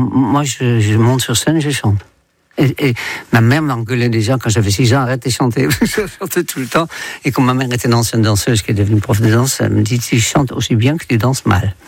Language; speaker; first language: French; non-native, fluent; Dutch